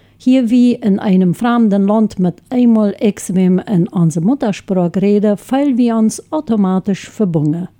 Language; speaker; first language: German; non-native, local second language; Low German